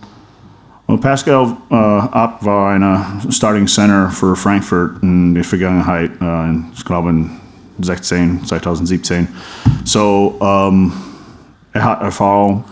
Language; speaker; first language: German; non-native, fluent; English